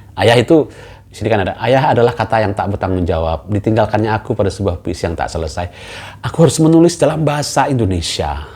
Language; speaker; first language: Indonesian; non-native, local second language; Banjar